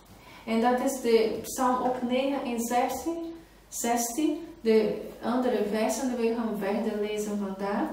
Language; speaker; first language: Dutch; non-native, fluent; Portuguese